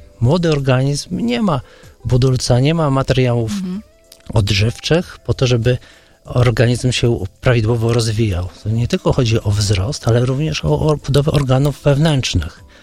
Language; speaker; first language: Polish; native; Polish